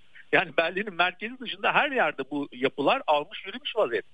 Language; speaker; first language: Turkish; native; Turkish